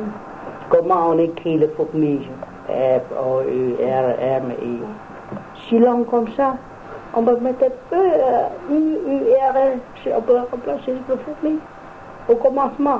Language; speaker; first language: French; non-native, fluent; Vietnamese